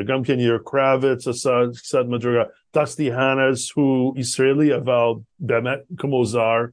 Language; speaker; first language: Hebrew; non-native, fluent; English